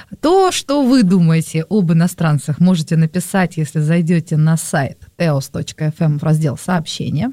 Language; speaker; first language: Russian; native; Russian